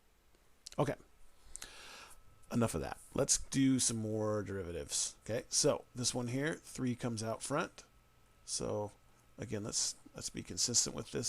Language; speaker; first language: English; native; English